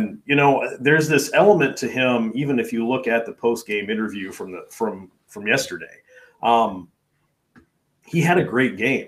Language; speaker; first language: English; native; English